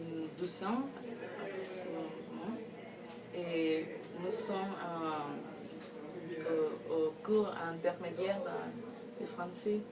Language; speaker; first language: French; non-native, fluent; Spanish